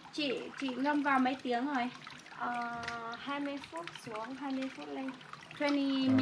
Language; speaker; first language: Vietnamese; non-native, local second language; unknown